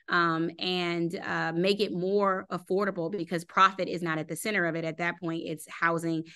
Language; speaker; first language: English; native; English